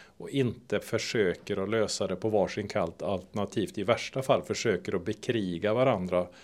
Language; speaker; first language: Swedish; native; Swedish